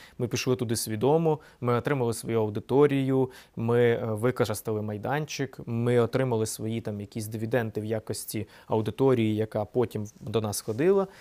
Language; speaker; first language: Ukrainian; non-native, local second language; Russian